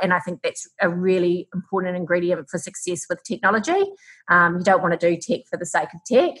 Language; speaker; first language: English; native; English